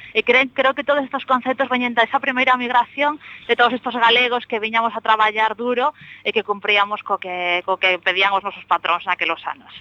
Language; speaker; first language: Galician; native; Galician